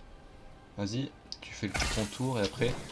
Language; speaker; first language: French; native; French